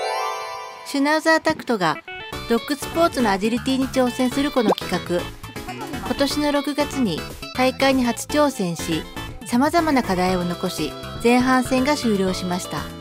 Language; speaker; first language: Japanese; native; Japanese